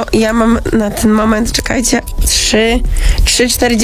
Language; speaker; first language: Polish; native; Polish